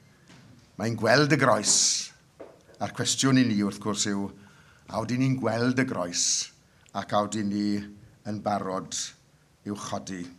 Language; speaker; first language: Welsh; native; Welsh